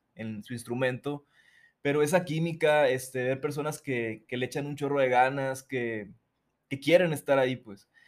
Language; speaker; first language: Spanish; native; Spanish